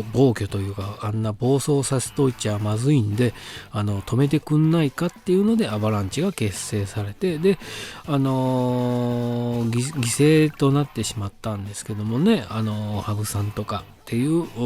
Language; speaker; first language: Japanese; native; Japanese